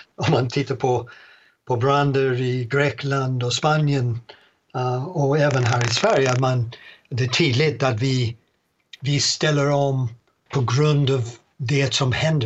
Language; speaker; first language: Swedish; non-native, fluent; English